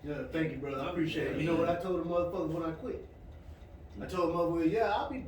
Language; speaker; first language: English; native; English